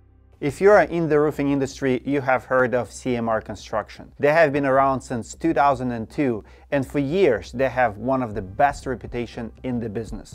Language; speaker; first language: English; non-native, fluent; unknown